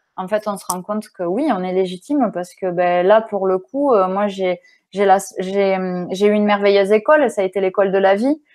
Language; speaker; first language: French; native; French